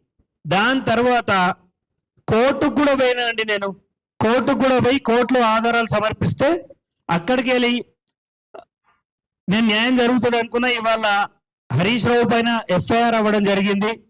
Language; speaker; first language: Telugu; native; Telugu